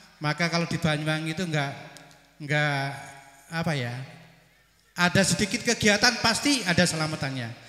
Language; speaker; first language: Indonesian; non-native, local second language; Javanese